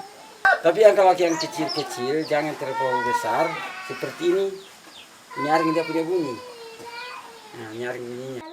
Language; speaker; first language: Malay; non-native, local second language; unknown